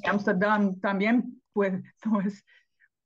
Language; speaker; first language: Spanish; non-native, fluent; Dutch